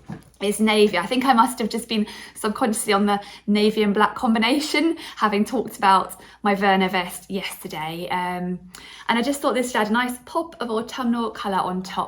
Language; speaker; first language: English; native; English